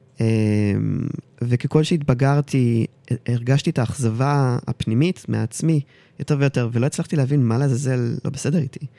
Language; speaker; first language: Hebrew; early bilingual, heritage; Hebrew